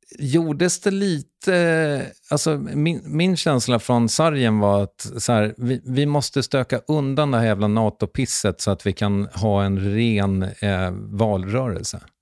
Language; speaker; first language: Swedish; native; Swedish